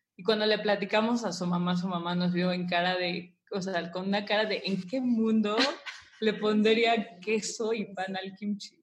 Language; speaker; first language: Spanish; native; Spanish